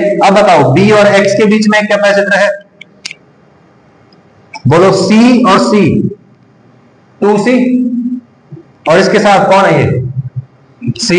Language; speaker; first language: Hindi; native; Hindi